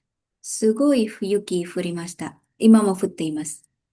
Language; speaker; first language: Japanese; non-native, fluent; Indonesian